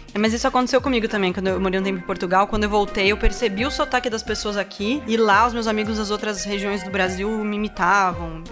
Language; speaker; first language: Portuguese; native; Portuguese